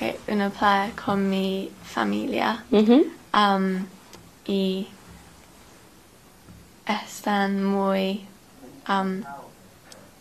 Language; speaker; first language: Spanish; non-native, learner; English